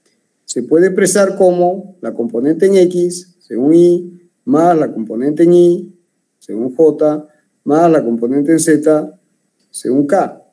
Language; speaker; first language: Spanish; native; Spanish